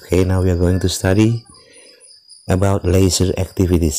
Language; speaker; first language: English; non-native, fluent; Indonesian